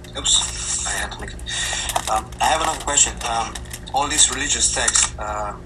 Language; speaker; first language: English; non-native, fluent; Slovenian